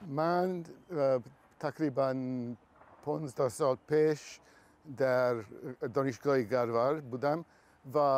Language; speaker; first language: Persian; non-native, learner; English